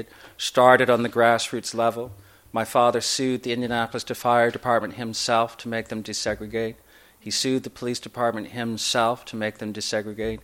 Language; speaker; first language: English; native; English